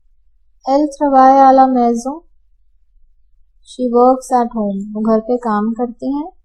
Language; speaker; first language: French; non-native, fluent; Hindi